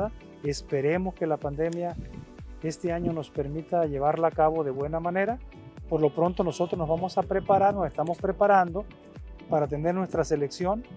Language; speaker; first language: Spanish; native; Spanish